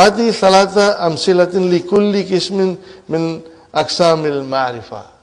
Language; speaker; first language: Arabic; non-native, fluent; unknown